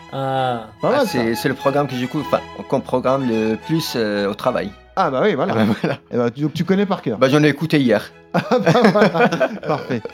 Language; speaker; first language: French; non-native, fluent; English